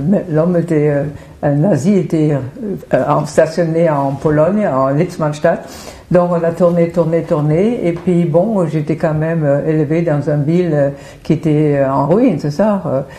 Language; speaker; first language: French; non-native, fluent; German